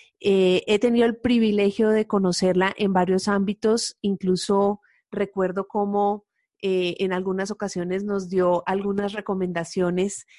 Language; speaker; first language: Spanish; native; Spanish